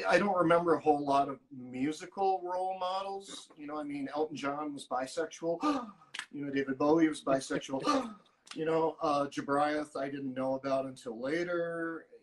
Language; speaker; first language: English; native; English